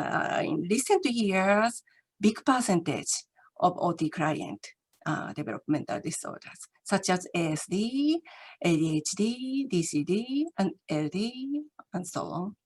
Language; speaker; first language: English; non-native, learner; Japanese